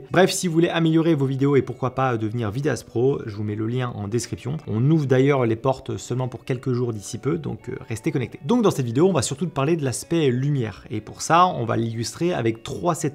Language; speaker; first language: French; native; French